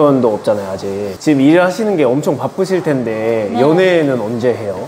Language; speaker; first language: Korean; native; Korean